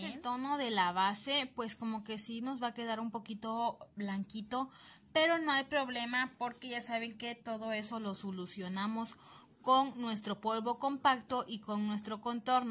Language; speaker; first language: Spanish; native; Spanish